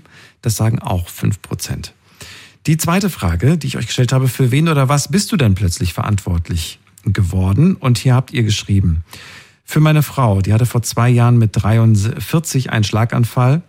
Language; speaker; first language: German; native; German